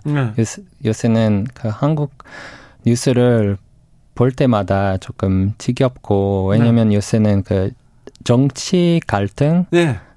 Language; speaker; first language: Korean; non-native, fluent; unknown